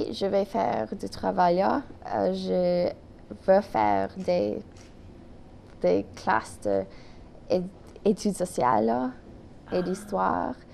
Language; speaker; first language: French; non-native, local second language; English